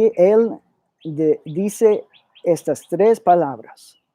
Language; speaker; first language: Spanish; early bilingual, other home language; English